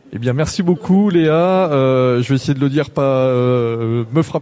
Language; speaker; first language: French; native; French